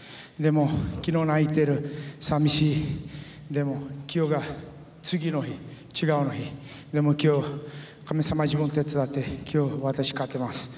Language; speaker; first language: Japanese; non-native, learner; Portuguese